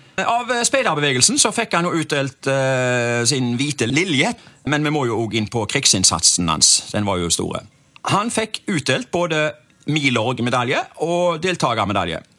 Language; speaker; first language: Norwegian; native; Norwegian